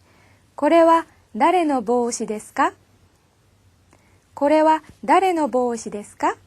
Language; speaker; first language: Japanese; non-native, fluent; Korean